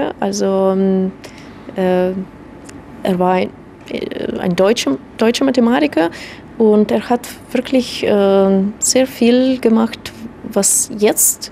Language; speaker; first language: German; non-native, fluent; Russian